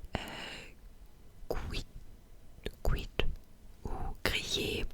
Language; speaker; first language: French; non-native, fluent; English